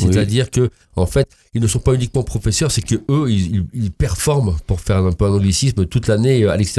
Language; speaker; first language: French; native; French